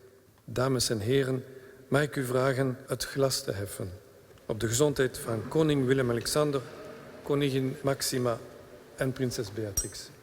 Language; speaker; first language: Dutch; non-native, local second language; French